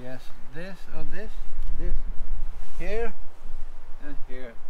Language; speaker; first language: English; non-native, learner; Norwegian